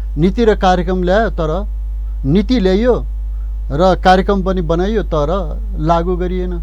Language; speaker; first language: Nepali; non-native, local second language; Eastern Tamang